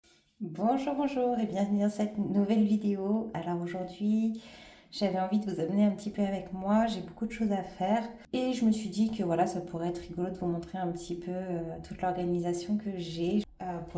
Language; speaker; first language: French; native; French